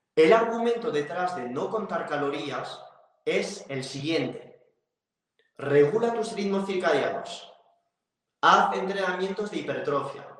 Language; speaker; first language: Spanish; non-native, fluent; French